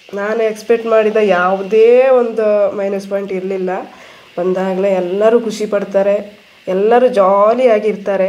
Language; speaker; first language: Kannada; non-native, local second language; Malayalam